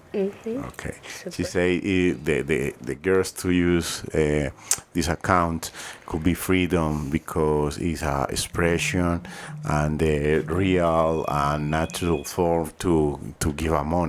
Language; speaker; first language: English; non-native, learner; Spanish